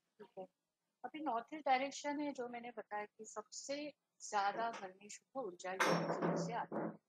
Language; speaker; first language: Hindi; non-native, local second language; Marathi